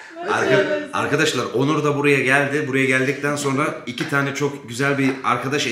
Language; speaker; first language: Turkish; native; Turkish